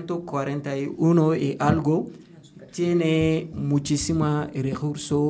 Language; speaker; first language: Spanish; non-native, learner; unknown